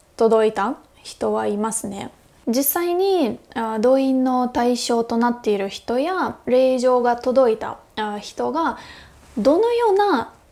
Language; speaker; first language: Japanese; non-native, fluent; Russian